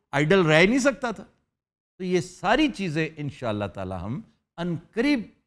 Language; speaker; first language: Urdu; native; Urdu